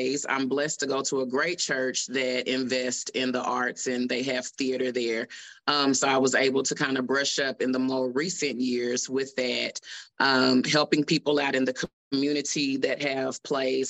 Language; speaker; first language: English; native; English